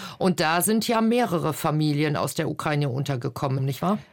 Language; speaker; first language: German; native; German